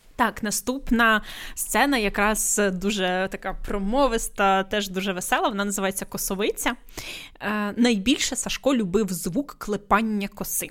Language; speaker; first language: Ukrainian; native; Ukrainian